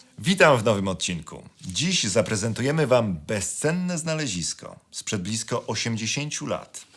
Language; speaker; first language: Polish; native; Polish